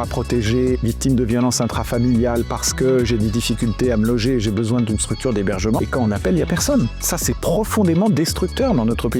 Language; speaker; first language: French; native; French